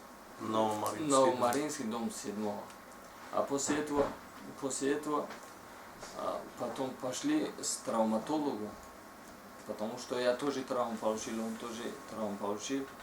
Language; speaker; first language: Russian; non-native, learner; Tajik